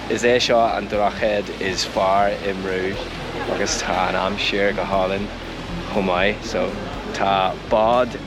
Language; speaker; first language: Irish; non-native, local second language; English